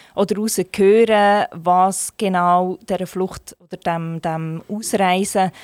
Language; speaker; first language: German; non-native, fluent; Turkish